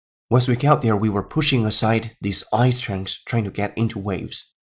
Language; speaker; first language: English; non-native, fluent; Chinese